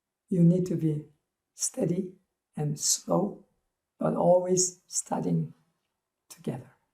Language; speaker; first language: English; non-native, fluent; Korean